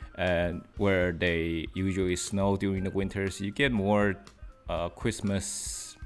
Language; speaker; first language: English; non-native, fluent; Chinese